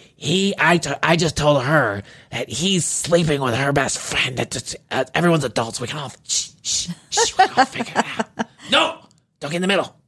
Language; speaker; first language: English; native; English